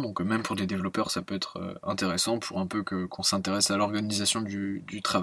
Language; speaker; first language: French; native; French